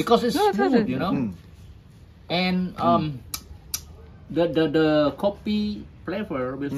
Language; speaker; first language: English; non-native, learner; Indonesian